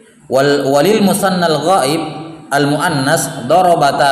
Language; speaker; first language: Arabic; non-native, fluent; Indonesian